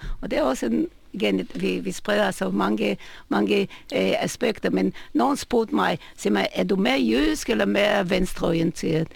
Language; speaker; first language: Danish; non-native, fluent; Hebrew